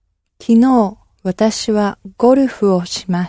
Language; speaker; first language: Japanese; non-native, learner; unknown